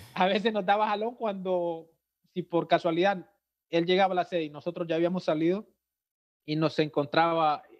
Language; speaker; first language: Spanish; native; Spanish